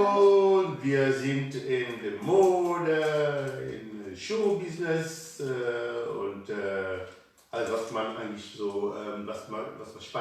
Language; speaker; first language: German; non-native, learner; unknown